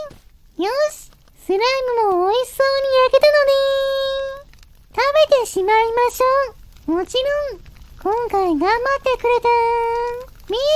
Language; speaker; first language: Japanese; native; Japanese